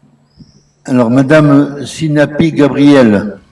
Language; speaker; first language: French; native; French